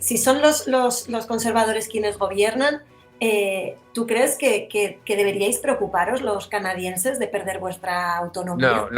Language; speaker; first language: Spanish; native; Spanish